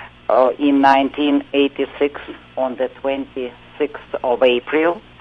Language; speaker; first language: English; non-native, fluent; Russian